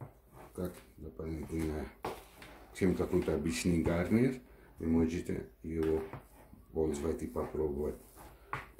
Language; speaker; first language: Russian; non-native, learner; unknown